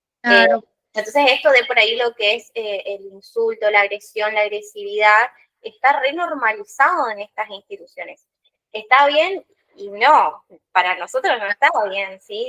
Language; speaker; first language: Spanish; native; Spanish